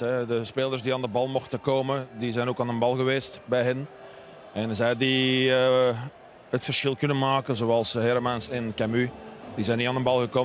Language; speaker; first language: Dutch; native; Dutch